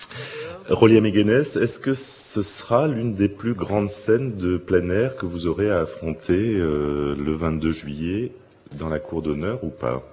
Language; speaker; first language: French; native; French